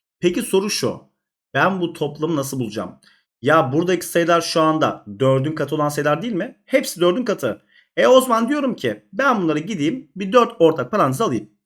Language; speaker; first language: Turkish; native; Turkish